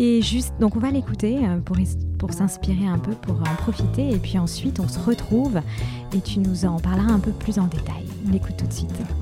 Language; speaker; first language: French; native; French